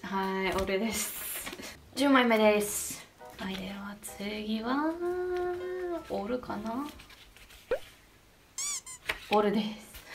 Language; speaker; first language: Japanese; non-native, learner; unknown